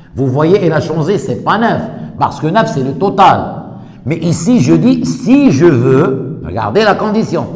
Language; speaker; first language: French; non-native, local second language; Arabic